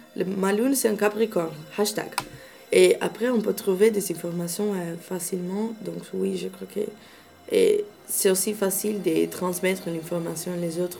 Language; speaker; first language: French; non-native, learner; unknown